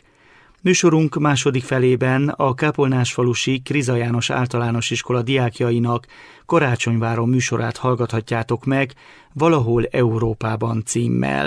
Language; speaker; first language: Hungarian; native; Hungarian